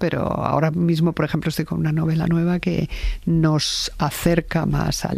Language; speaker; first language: Spanish; native; Spanish